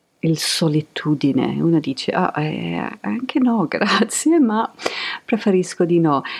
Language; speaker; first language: Italian; non-native, fluent; English